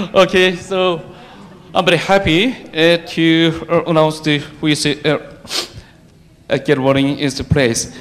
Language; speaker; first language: English; non-native, learner; Korean